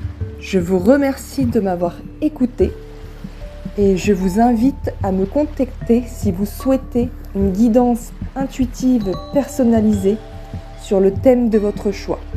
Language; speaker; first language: French; native; French